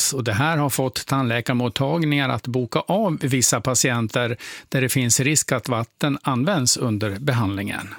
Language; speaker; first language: Swedish; native; Swedish